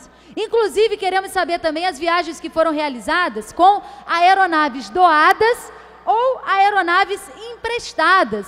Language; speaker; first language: Portuguese; native; Portuguese